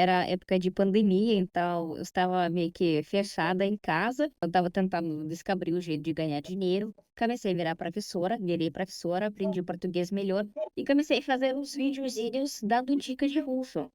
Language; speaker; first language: Portuguese; non-native, fluent; Russian